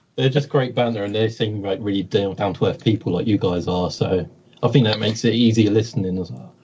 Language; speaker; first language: English; native; English